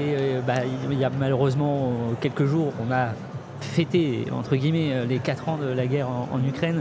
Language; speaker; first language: French; native; French